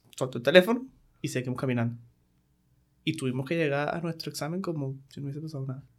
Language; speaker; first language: Spanish; native; Spanish